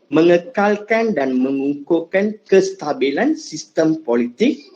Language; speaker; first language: Malay; non-native, local second language; Tamil